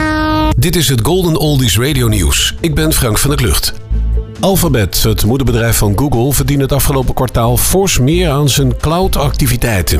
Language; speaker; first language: Dutch; native; Dutch